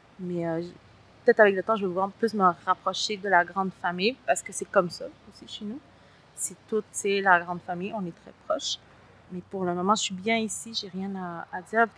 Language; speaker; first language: French; early bilingual, other home language; Spanish